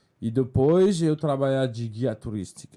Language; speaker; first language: Portuguese; non-native, fluent; French